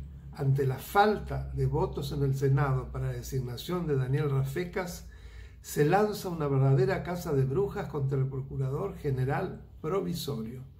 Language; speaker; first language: Spanish; native; Spanish